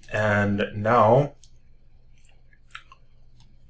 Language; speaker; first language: English; native; English